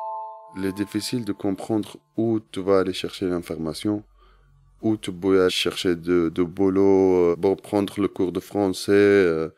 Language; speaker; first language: French; non-native, learner; Arabic